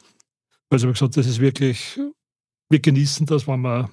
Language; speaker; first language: German; native; German